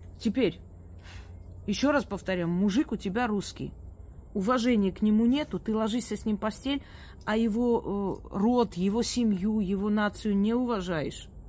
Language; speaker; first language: Russian; native; Russian